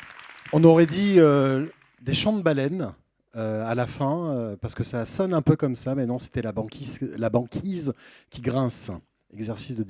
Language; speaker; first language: French; native; French